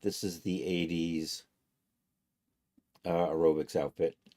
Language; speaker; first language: English; native; English